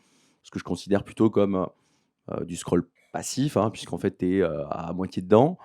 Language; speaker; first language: French; native; French